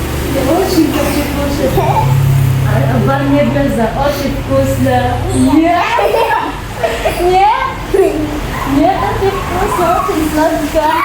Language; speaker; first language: Russian; non-native, learner; Filipino